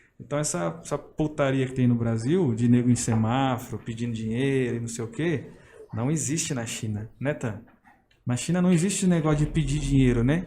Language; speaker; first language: Portuguese; native; Portuguese